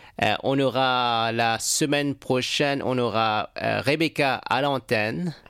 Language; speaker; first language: French; non-native, fluent; English